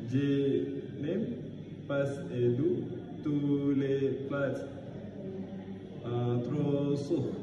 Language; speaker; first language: French; non-native, learner; Malay